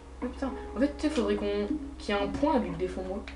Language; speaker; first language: French; native; French